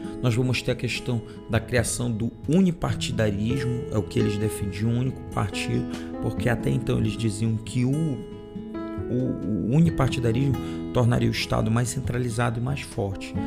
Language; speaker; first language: Portuguese; native; Portuguese